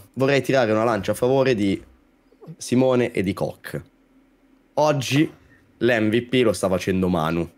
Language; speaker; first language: Italian; native; Italian